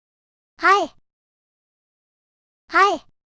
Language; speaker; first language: Japanese; native; Japanese